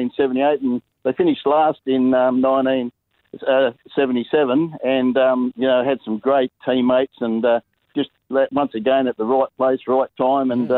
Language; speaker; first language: English; native; English